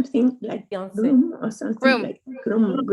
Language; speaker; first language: English; non-native, learner; Spanish